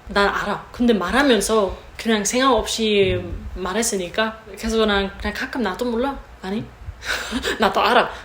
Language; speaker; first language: Korean; non-native, learner; German